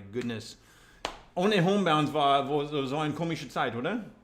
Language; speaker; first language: German; non-native, learner; English